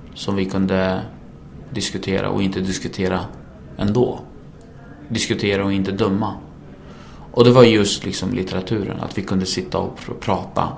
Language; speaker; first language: Swedish; early bilingual, other home language; Kurdish